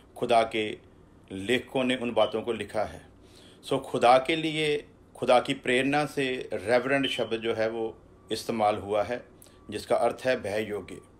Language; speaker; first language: Hindi; non-native, local second language; Punjabi